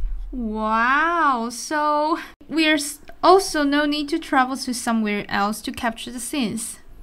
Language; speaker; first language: English; non-native, fluent; Chinese